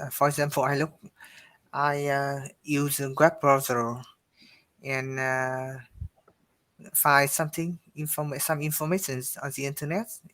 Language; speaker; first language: English; non-native, learner; Vietnamese